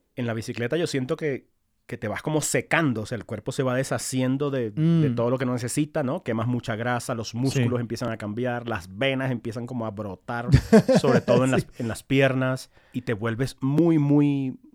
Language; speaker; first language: Spanish; native; Spanish